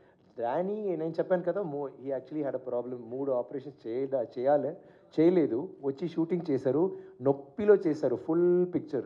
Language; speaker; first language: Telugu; non-native, learner; Tamil